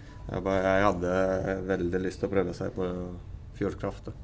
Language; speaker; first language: Norwegian; non-native, fluent; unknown